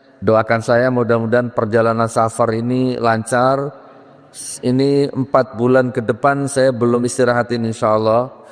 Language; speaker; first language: Indonesian; native; Indonesian